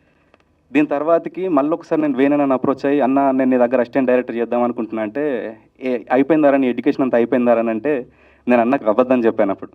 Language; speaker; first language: Telugu; native; Telugu